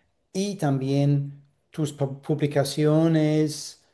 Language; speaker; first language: Spanish; non-native, fluent; English